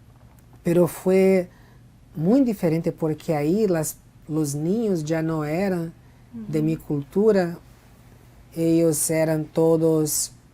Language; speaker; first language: Spanish; non-native, fluent; Portuguese